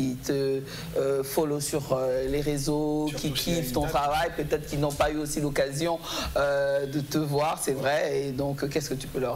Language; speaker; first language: French; native; French